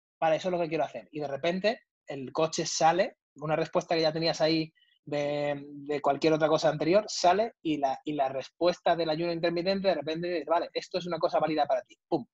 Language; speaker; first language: Spanish; native; Spanish